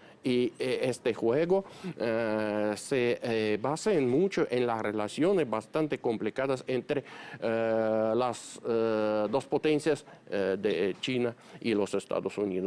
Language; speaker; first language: Spanish; non-native, fluent; Russian